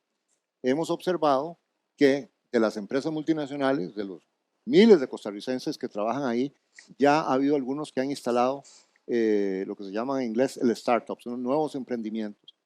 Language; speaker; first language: Spanish; native; Spanish